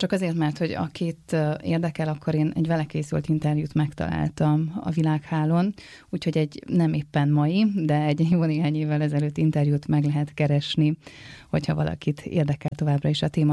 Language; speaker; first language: Hungarian; native; Hungarian